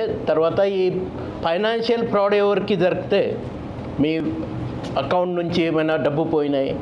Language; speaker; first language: Telugu; non-native, fluent; Marathi